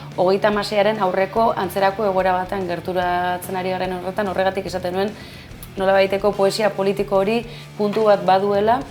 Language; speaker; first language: Basque; native; Basque